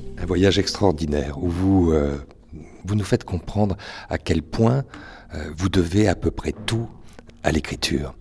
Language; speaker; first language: French; native; French